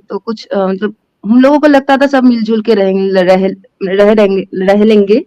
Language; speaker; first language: Hindi; non-native, local second language; Bangla